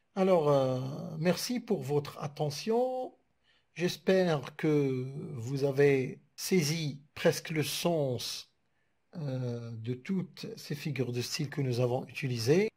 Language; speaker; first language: French; non-native, local second language; Arabic